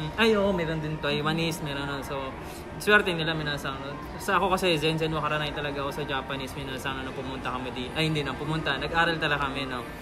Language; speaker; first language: Filipino; non-native, local second language; Hiligaynon